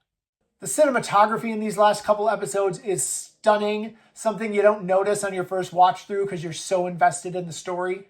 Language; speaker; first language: English; native; English